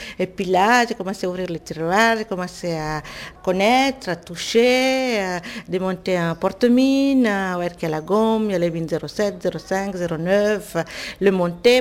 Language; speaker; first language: French; non-native, fluent; Italian